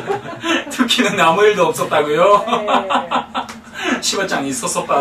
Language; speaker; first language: Korean; non-native, fluent; Japanese